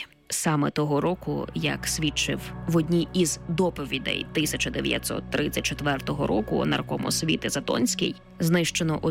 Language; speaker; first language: Ukrainian; native; Ukrainian